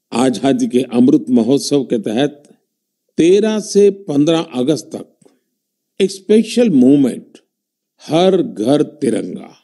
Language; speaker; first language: Hindi; non-native, local second language; Gujarati